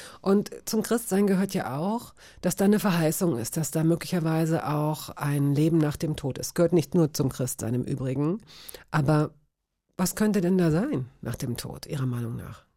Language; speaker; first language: German; native; German